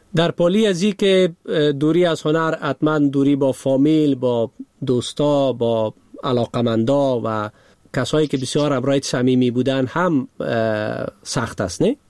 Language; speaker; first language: Persian; native; Persian